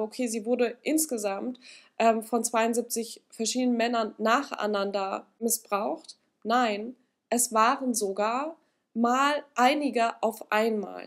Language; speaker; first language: German; native; German